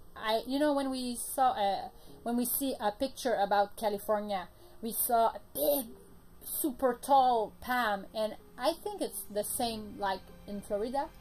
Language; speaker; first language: English; native; English